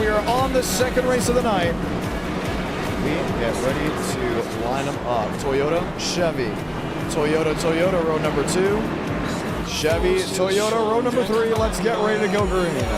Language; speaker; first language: English; native; English